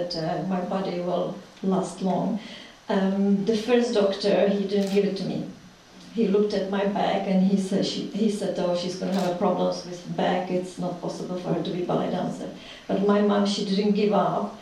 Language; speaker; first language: English; non-native, fluent; Czech